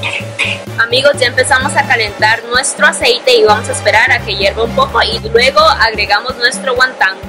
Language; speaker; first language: Spanish; native; Spanish